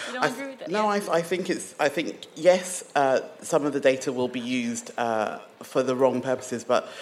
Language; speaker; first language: English; native; English